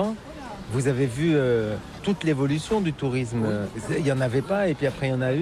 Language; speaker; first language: French; native; French